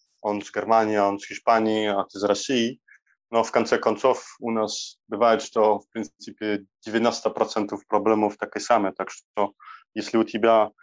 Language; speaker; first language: Russian; non-native, learner; Polish